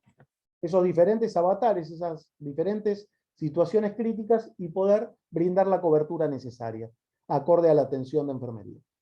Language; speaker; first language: Spanish; native; Spanish